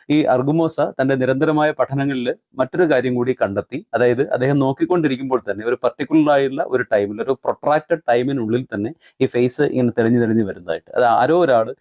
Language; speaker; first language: Malayalam; native; Malayalam